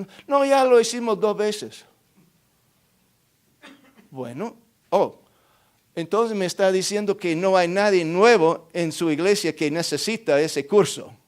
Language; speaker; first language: Spanish; non-native, fluent; English